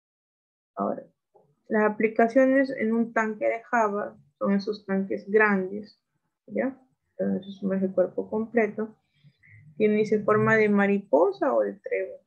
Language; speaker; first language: Spanish; native; Spanish